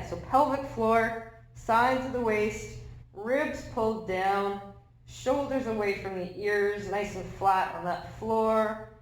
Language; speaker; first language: English; native; English